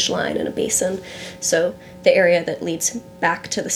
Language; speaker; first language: English; native; English